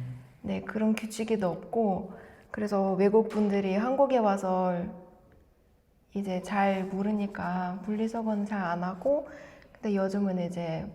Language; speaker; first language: Korean; non-native, fluent; Russian